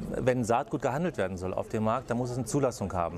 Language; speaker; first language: German; native; German